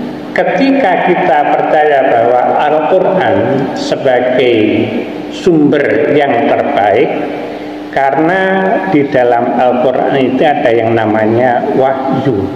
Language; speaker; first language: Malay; non-native, local second language; Javanese